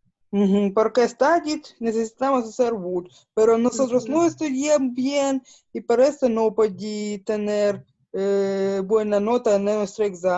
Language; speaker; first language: Spanish; non-native, learner; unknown